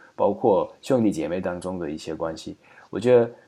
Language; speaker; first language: Chinese; non-native, fluent; Slovak